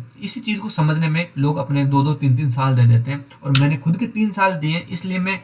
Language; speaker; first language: Hindi; native; Hindi